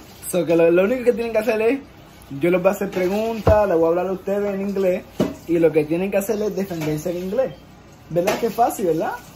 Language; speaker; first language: Spanish; native; Spanish